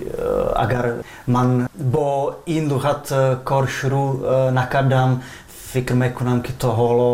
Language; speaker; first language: Tajik; non-native, fluent; Czech